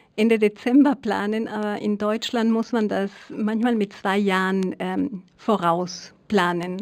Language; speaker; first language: German; non-native, fluent; Spanish